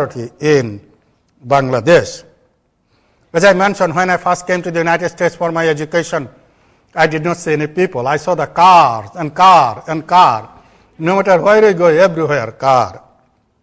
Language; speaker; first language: English; non-native, local second language; Bangla